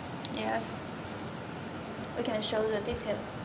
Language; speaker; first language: English; non-native, learner; Chinese